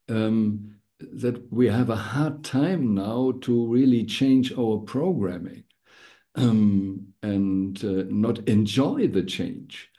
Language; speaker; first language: English; non-native, fluent; German